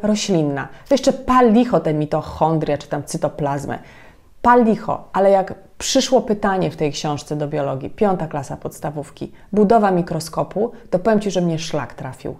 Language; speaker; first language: Polish; native; Polish